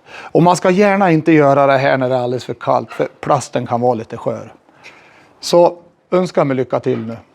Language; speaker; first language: Swedish; native; Swedish